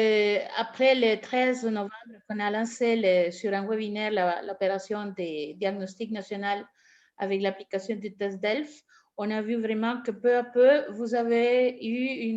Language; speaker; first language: French; non-native, fluent; Spanish